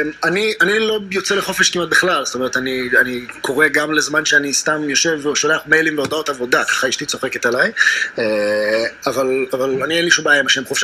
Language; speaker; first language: Hebrew; native; Hebrew